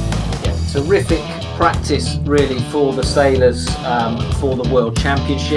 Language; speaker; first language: English; native; English